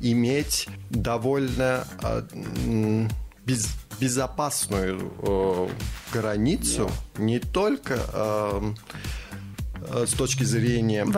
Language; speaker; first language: Russian; non-native, fluent; Armenian